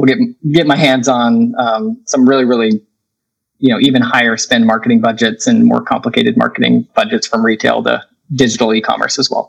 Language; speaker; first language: English; native; English